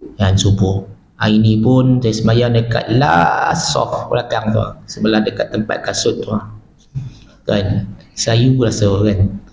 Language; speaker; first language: Malay; native; Malay